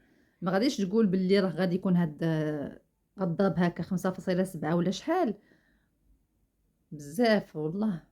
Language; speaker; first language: Arabic; native; Arabic